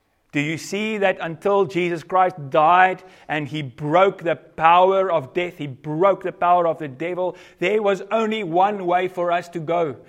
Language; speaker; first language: English; non-native, local second language; Afrikaans